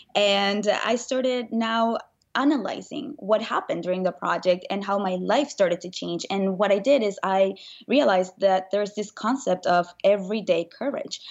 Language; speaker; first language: English; non-native, fluent; Spanish